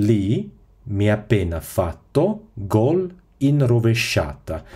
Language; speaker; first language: Italian; non-native, fluent; Russian